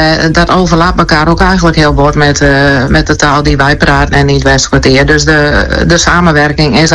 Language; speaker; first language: Dutch; native; Dutch